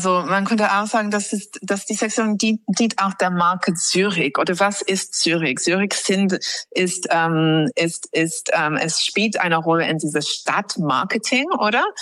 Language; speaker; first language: German; non-native, fluent; English